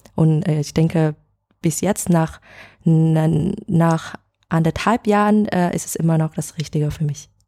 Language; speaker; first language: German; non-native, fluent; Vietnamese